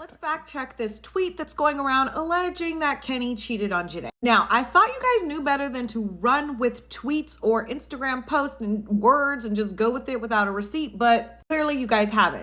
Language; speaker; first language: English; native; English